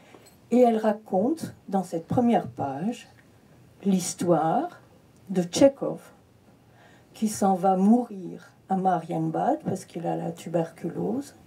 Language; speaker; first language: French; early bilingual, heritage; French